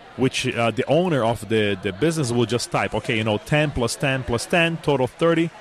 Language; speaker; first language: English; non-native, fluent; Portuguese